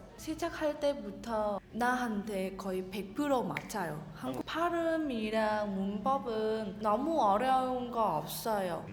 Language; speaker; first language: Korean; non-native, learner; Vietnamese